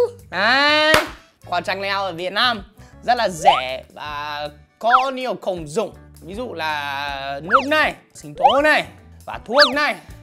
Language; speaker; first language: Vietnamese; non-native, fluent; English